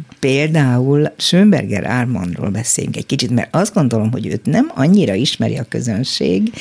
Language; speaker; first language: Hungarian; native; Hungarian